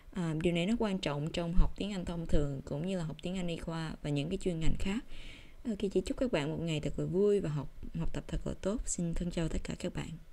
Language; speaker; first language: Vietnamese; early bilingual, heritage; Vietnamese